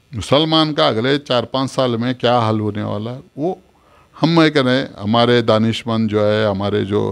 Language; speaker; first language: Hindi; non-native, local second language; Urdu